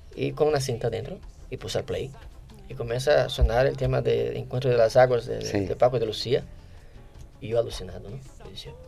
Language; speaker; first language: Spanish; non-native, fluent; Portuguese